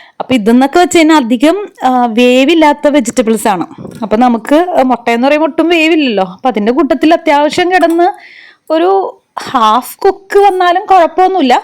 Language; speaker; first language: Malayalam; native; Malayalam